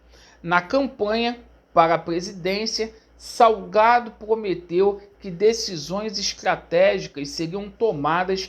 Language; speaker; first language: Portuguese; native; Portuguese